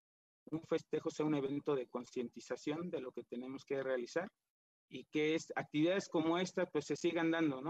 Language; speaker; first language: Spanish; native; Spanish